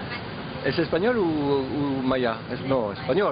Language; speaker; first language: Spanish; non-native, learner; French